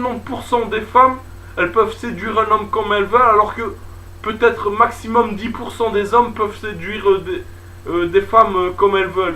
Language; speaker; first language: French; native; French